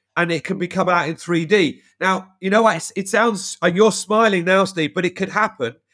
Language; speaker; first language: English; native; English